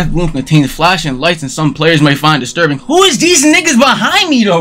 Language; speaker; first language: English; native; English